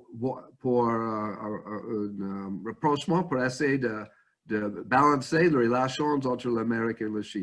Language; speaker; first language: French; non-native, fluent; English